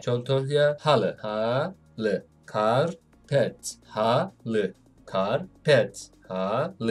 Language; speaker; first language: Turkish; non-native, fluent; Indonesian